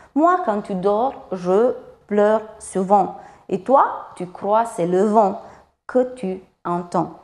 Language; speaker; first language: French; non-native, fluent; Romanian